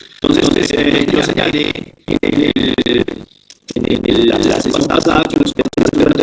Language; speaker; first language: Spanish; native; Spanish